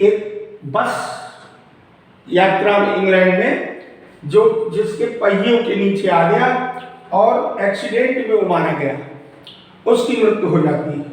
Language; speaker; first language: Hindi; native; Hindi